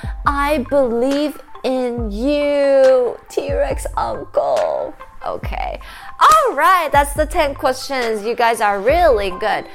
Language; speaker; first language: English; non-native, fluent; Chinese